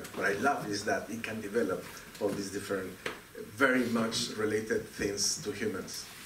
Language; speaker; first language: English; non-native, fluent; Spanish